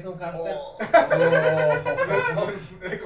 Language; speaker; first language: Spanish; native; Spanish